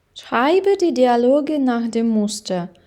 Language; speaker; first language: German; non-native, fluent; Ukrainian